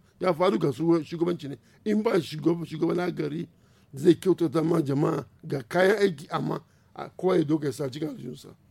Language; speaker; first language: Hausa; non-native, local second language; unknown